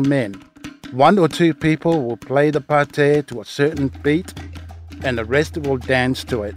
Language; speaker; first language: English; non-native, fluent; Samoan